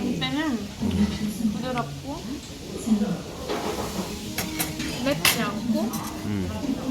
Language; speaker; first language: Korean; non-native, fluent; French